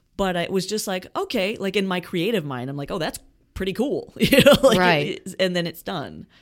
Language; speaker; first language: English; native; English